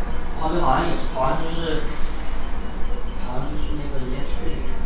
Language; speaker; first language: Chinese; native; Chinese